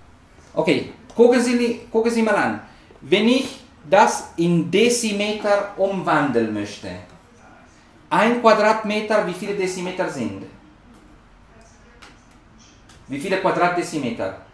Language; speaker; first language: German; non-native, learner; Spanish